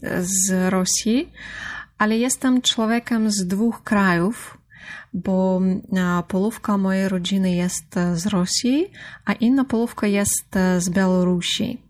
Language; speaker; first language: Polish; non-native, learner; Russian